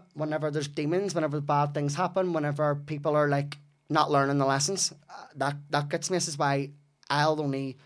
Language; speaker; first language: English; native; English